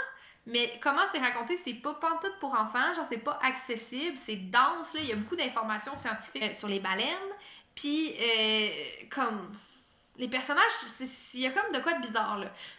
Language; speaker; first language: French; native; French